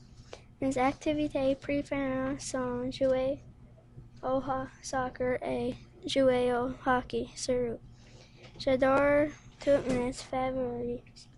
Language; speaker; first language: French; non-native, learner; English